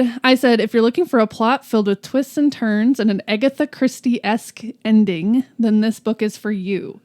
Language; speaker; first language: English; native; English